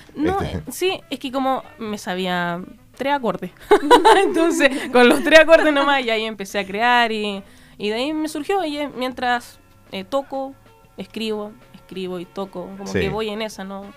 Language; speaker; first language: Spanish; native; Spanish